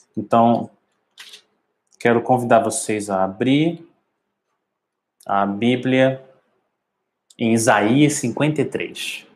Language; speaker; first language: Portuguese; native; Portuguese